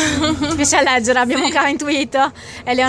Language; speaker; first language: Italian; native; Italian